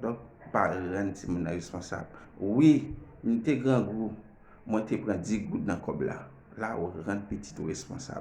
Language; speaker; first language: French; non-native, learner; Haitian Creole